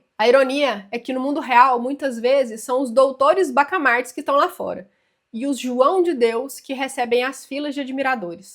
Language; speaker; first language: Portuguese; native; Portuguese